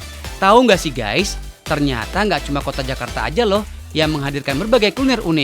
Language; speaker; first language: Indonesian; native; Indonesian